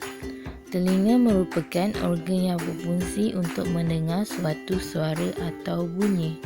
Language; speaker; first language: Malay; native; Malay